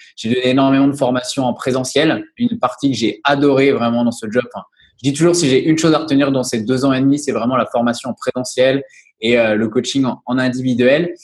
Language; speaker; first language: French; native; French